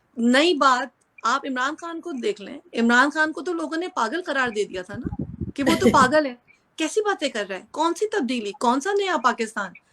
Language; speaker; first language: Urdu; native; Urdu